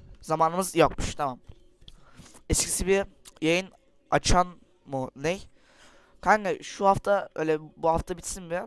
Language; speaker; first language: Turkish; native; Turkish